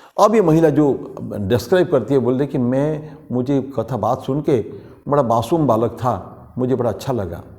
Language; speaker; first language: Hindi; non-native, local second language; Odia